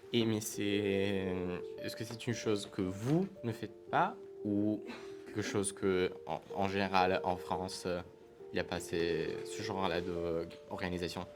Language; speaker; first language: French; non-native, learner; Italian